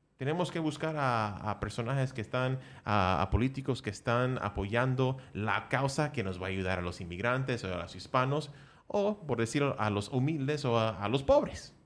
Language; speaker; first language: Spanish; early bilingual, heritage; Spanish